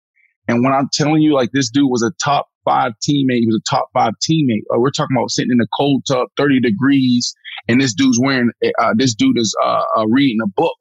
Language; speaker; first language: English; native; English